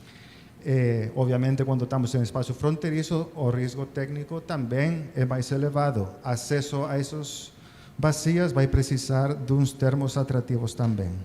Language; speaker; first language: Portuguese; non-native, fluent; Spanish